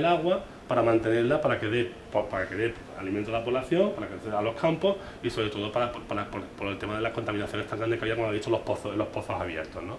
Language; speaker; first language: Spanish; native; Spanish